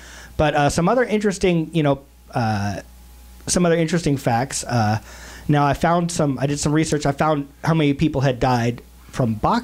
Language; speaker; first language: English; native; English